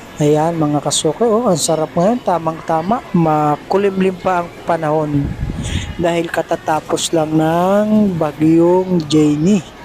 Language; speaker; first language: Filipino; native; Filipino